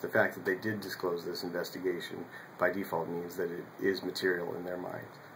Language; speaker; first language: English; native; English